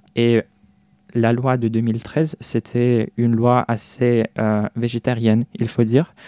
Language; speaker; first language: French; non-native, fluent; Russian